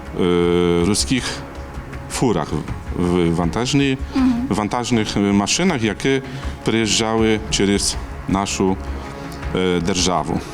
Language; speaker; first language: Ukrainian; non-native, learner; Polish